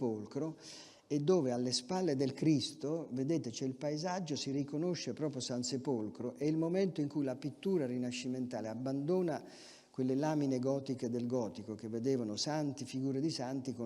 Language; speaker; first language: Italian; native; Italian